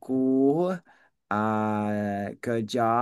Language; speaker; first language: Indonesian; non-native, learner; English